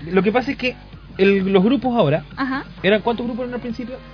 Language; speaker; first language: Spanish; native; Spanish